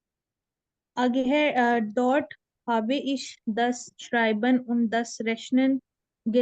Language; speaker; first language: German; non-native, learner; Urdu